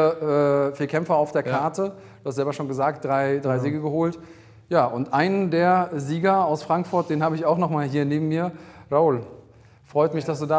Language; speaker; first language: German; native; German